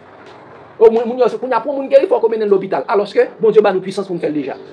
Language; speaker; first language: French; non-native, local second language; Haitian Creole